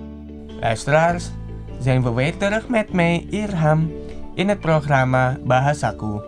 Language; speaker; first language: Dutch; non-native, fluent; Indonesian